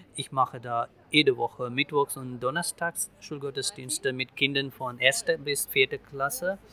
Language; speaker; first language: German; non-native, fluent; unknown